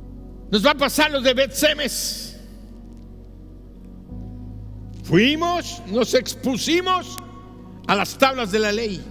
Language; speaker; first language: Spanish; native; Spanish